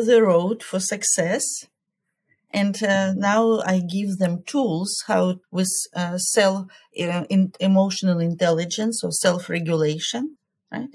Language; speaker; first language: English; non-native, fluent; Ukrainian